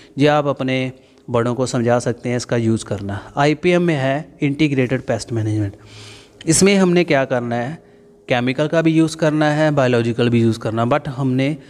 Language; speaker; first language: Hindi; non-native, local second language; Punjabi